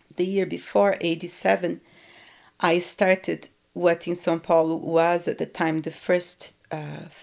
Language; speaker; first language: English; non-native, fluent; Portuguese